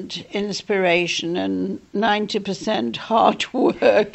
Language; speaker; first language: English; native; English